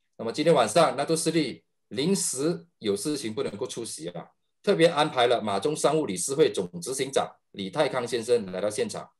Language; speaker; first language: Chinese; native; Chinese